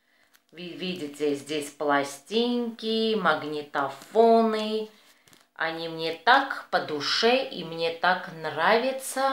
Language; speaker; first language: Russian; non-native, fluent; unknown